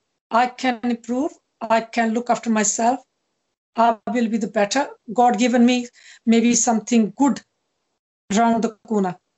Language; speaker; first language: English; non-native, local second language; Punjabi